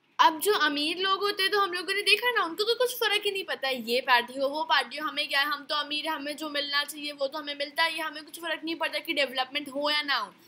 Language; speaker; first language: Hindi; native; Hindi